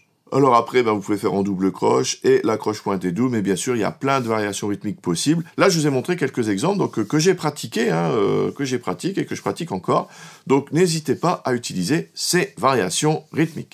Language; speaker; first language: French; native; French